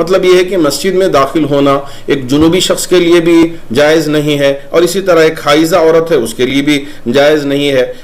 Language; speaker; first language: Urdu; native; Urdu